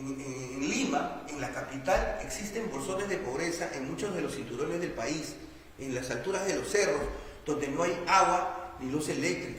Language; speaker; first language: Spanish; native; Spanish